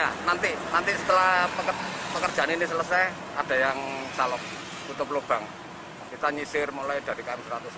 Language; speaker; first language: Indonesian; native; Indonesian